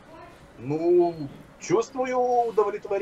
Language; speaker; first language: Russian; native; Russian